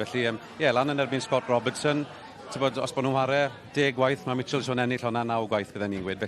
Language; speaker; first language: Welsh; native; Welsh